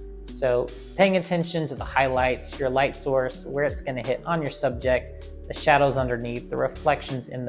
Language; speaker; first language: English; native; English